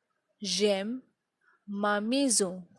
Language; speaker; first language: French; non-native, fluent; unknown